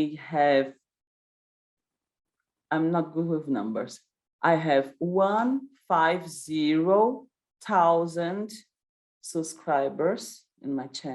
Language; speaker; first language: English; non-native, learner; Portuguese